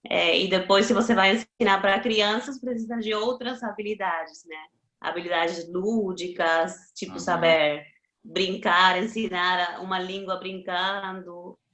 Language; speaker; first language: Portuguese; non-native, fluent; Spanish